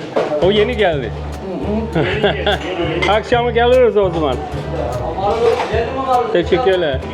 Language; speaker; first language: Turkish; non-native, learner; English